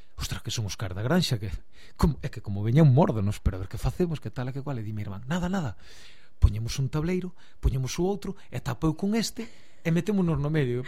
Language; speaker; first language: Galician; native; Galician